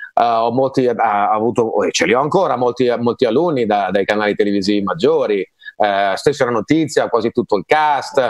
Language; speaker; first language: Italian; native; Italian